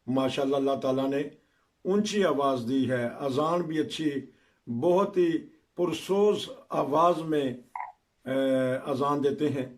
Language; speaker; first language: Urdu; non-native, local second language; Punjabi